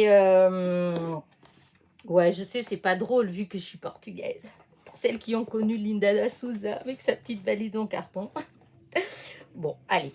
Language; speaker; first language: French; native; French